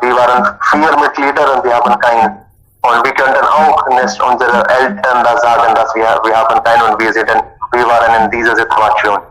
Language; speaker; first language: German; non-native, learner; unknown